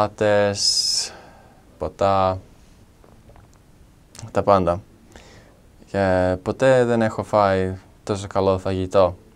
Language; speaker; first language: Greek; non-native, fluent; English